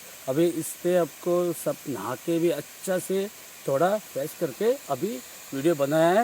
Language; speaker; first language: Hindi; non-native, local second language; Konkani